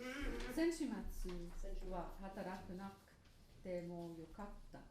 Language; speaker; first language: Japanese; non-native, learner; English